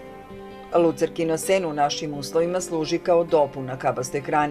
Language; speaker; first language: Serbian; native; Serbian